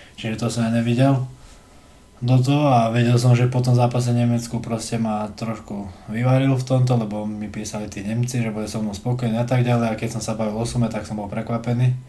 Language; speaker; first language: Slovak; early bilingual, heritage; Slovak